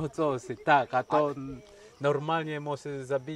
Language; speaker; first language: Polish; non-native, learner; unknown